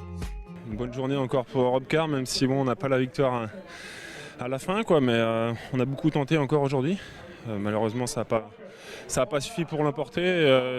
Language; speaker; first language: French; native; French